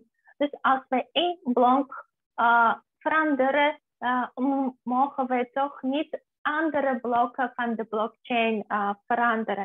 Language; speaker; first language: Dutch; non-native, fluent; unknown